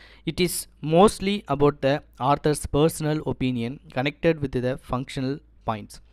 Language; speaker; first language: English; non-native, local second language; Tamil